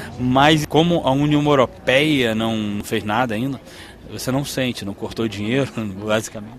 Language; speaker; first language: Portuguese; native; Portuguese